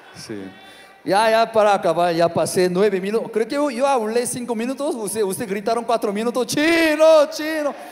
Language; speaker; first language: Spanish; non-native, learner; Korean